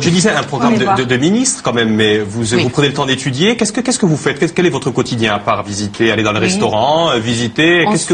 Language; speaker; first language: French; native; French